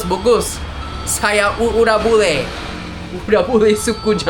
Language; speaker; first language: Indonesian; non-native, learner; English